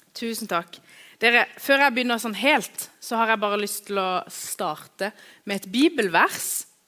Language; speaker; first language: Norwegian; early bilingual, other home language; Kurdish